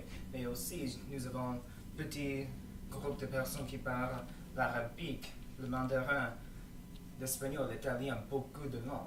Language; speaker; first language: French; non-native, learner; English